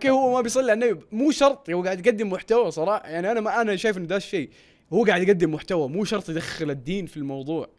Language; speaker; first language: Arabic; native; Arabic